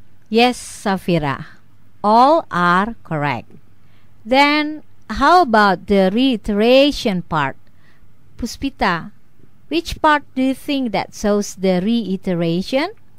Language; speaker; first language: English; non-native, fluent; Indonesian